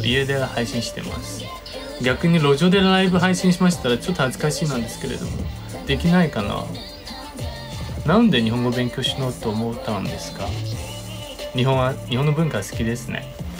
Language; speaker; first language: Japanese; non-native, fluent; Chinese